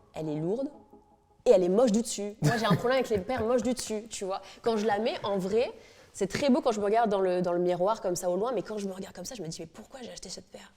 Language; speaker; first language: French; native; French